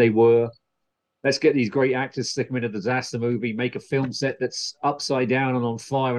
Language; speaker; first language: English; native; English